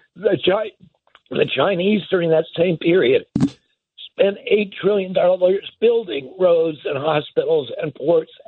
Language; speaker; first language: English; native; English